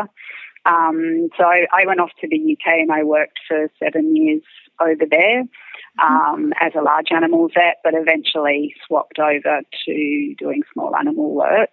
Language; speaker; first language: English; native; English